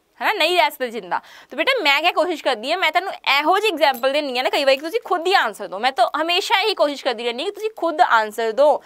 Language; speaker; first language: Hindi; non-native, local second language; Punjabi